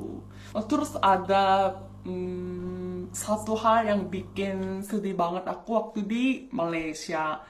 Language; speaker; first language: Indonesian; non-native, fluent; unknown